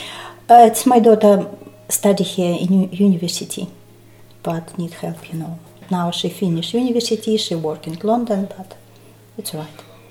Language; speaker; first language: English; non-native, learner; Russian